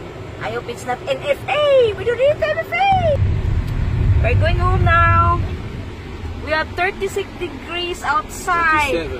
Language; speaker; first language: English; non-native, local second language; Cebuano